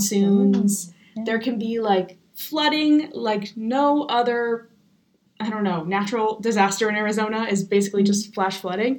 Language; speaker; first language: English; native; English